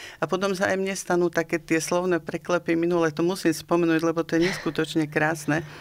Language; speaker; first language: Slovak; native; Slovak